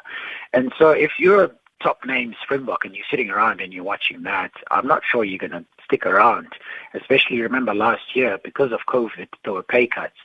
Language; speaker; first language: English; non-native, local second language; Xhosa